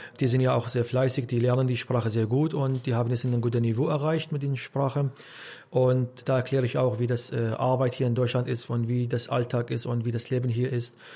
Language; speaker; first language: German; non-native, fluent; Arabic